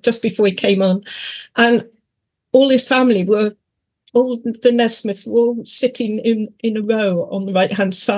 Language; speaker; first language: English; native; English